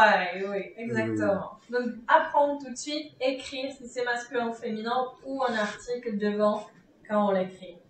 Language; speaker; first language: French; non-native, fluent; Czech